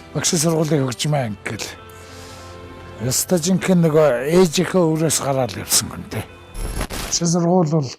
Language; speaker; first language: Mongolian; native; Mongolian